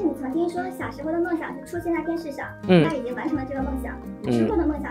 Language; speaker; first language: Chinese; native; Chinese